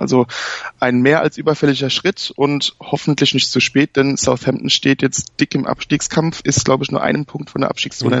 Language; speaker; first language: German; native; German